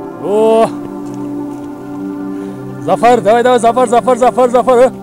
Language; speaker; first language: Russian; non-native, local second language; Tajik